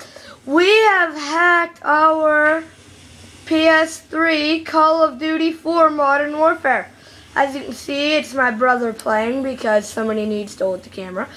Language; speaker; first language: English; native; English